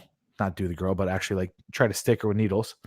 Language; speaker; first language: English; native; English